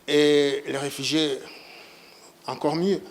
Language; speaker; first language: French; non-native, local second language; Rundi